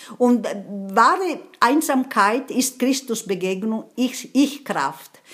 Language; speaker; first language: German; non-native, fluent; Italian